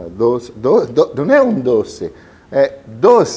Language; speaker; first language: Portuguese; non-native, fluent; Italian